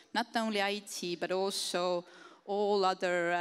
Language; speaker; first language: English; non-native, fluent; Estonian